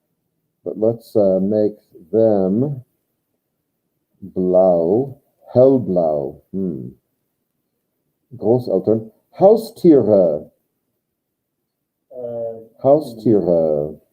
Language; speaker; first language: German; non-native, fluent; English